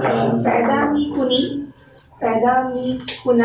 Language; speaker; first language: Persian; non-native, learner; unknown